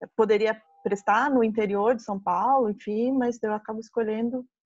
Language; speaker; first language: Portuguese; native; Portuguese